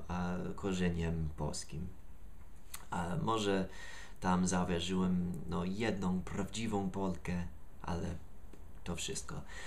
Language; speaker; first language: Polish; non-native, learner; English